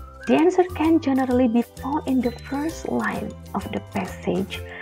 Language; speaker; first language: English; non-native, fluent; Indonesian